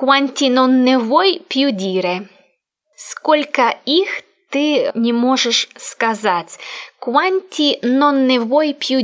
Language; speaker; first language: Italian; non-native, fluent; Russian